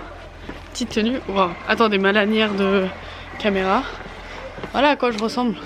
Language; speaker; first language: French; native; French